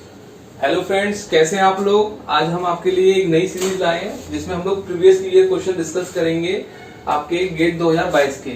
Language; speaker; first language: Hindi; native; Hindi